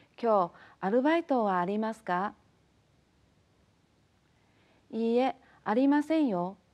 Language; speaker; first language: Japanese; non-native, fluent; Chinese